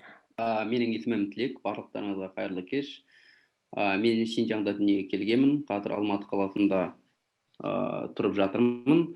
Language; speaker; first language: Kazakh; early bilingual, heritage; Kazakh